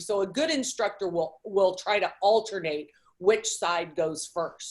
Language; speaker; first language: English; native; English